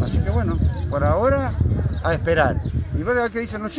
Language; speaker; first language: Spanish; native; Spanish